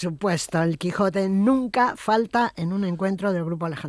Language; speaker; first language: Spanish; native; Spanish